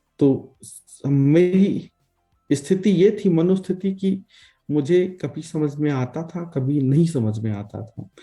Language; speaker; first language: Hindi; native; Hindi